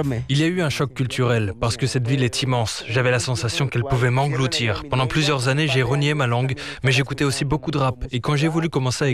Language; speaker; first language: French; non-native, fluent; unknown